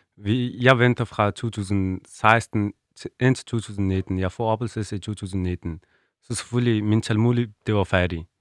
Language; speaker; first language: Danish; non-native, learner; Persian